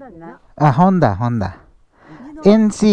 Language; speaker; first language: Japanese; non-native, learner; English